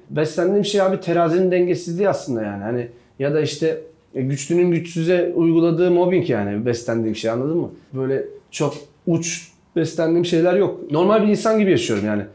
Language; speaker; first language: Turkish; native; Turkish